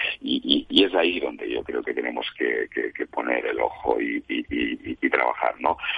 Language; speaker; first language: Spanish; non-native, local second language; Catalan